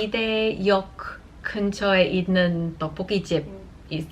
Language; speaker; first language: Korean; non-native, learner; English